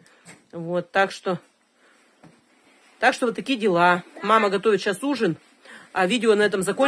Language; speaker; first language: Russian; native; Russian